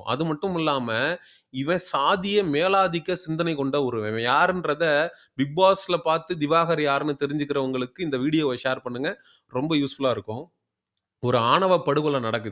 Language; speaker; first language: Tamil; native; Tamil